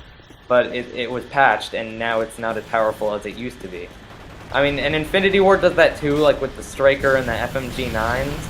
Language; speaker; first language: English; native; English